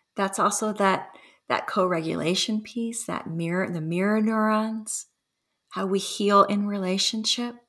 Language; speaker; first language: English; early bilingual, other home language; Spanish